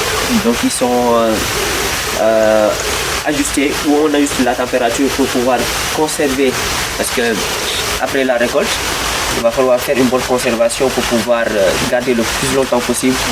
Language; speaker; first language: French; non-native, local second language; Wolof